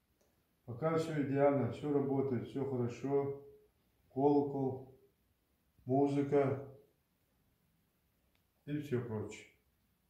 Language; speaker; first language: Russian; non-native, local second language; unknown